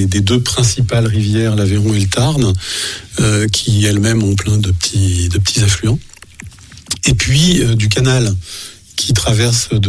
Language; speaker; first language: French; native; French